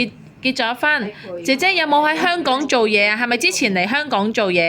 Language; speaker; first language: Cantonese; native; Cantonese